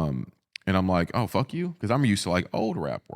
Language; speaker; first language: English; native; English